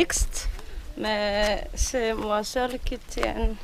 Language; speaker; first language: French; non-native, local second language; Malagasy